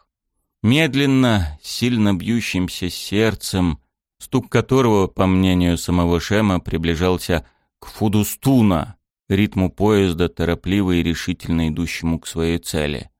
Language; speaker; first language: Russian; native; Russian